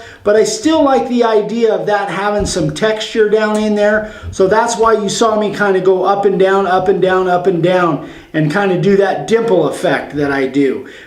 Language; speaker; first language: English; native; English